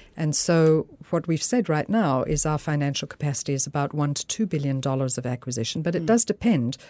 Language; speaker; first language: English; native; English